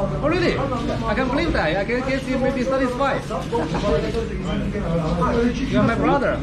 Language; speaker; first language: English; non-native, learner; Chinese